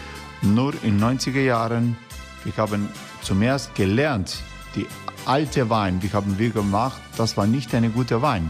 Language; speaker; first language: German; non-native, learner; Croatian